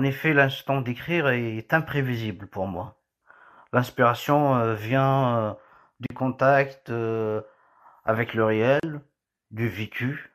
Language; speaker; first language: French; non-native, local second language; Kabyle